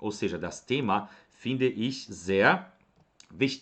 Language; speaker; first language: German; non-native, fluent; Portuguese